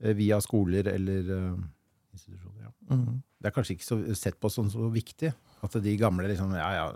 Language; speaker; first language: Norwegian; native; Norwegian